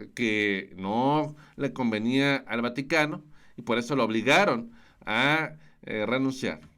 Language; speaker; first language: Spanish; native; Spanish